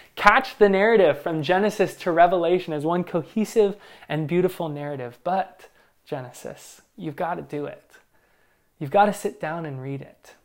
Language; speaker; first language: English; native; English